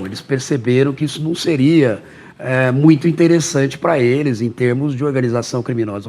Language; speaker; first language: Portuguese; native; Portuguese